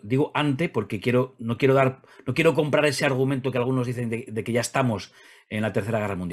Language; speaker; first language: Spanish; native; Spanish